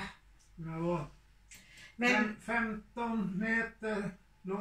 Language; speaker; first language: Swedish; native; Swedish